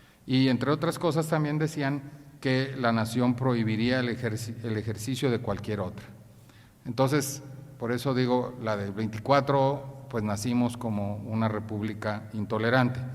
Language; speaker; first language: Spanish; native; Spanish